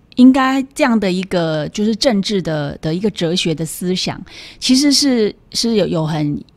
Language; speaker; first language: Chinese; native; Chinese